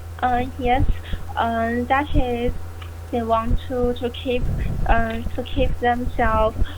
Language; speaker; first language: English; non-native, learner; Chinese